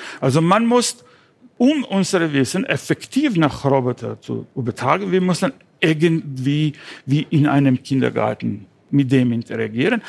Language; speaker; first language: German; non-native, fluent; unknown